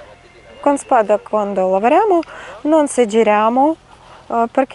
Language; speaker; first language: Italian; non-native, learner; Russian